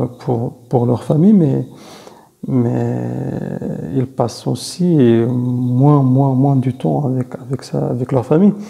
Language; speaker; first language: French; non-native, fluent; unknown